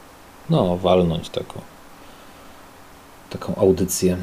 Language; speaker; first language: Polish; native; Polish